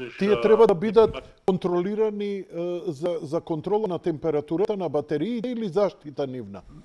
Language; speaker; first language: Macedonian; native; Macedonian